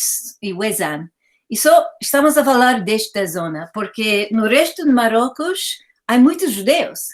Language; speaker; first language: Portuguese; non-native, fluent; English